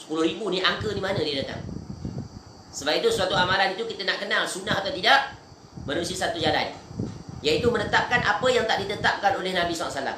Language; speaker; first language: Malay; native; Malay